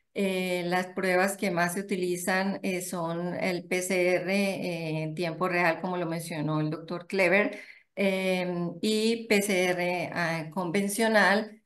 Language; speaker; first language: Spanish; native; Spanish